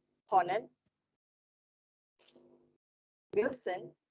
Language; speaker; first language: German; non-native, learner; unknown